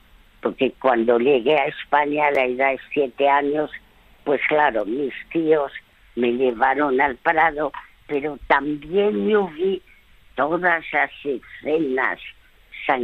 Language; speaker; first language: Spanish; early bilingual, other home language; French